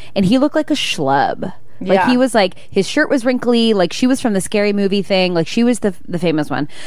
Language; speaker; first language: English; native; English